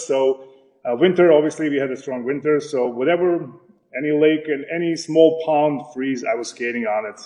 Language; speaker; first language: English; non-native, fluent; Slovak